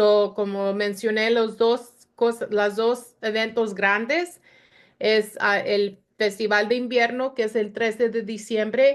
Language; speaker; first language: Spanish; early bilingual, other home language; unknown